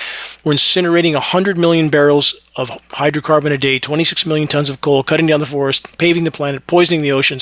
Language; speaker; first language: English; native; English